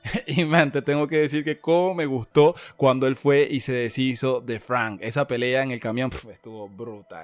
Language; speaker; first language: Spanish; native; Spanish